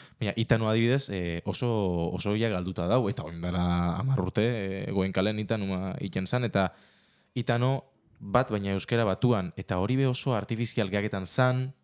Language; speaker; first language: Basque; native; Basque